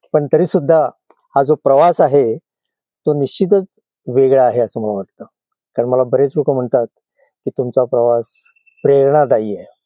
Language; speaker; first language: Marathi; native; Marathi